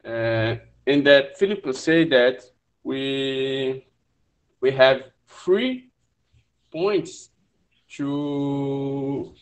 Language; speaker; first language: English; non-native, learner; Portuguese